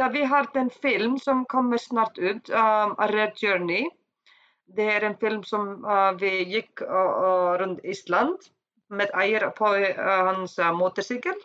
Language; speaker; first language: Swedish; non-native, learner; Icelandic